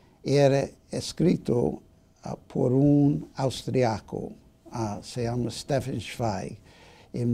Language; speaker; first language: Portuguese; non-native, fluent; English